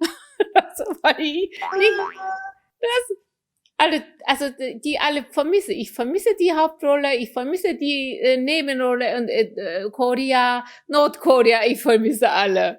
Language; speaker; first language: German; non-native, fluent; Korean